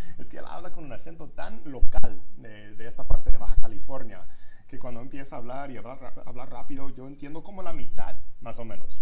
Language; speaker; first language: Spanish; non-native, fluent; English